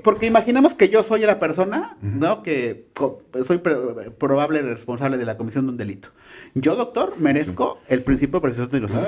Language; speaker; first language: Spanish; native; Spanish